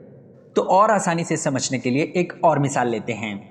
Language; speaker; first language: Urdu; native; Urdu